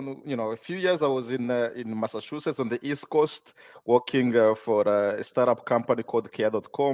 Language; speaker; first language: English; non-native, local second language; Kinyarwanda